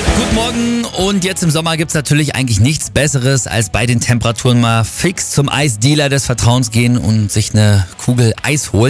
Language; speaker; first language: German; native; German